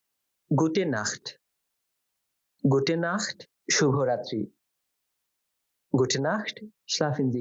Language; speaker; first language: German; non-native, fluent; Bangla